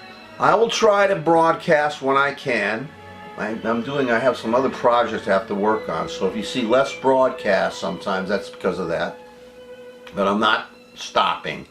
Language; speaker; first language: English; native; English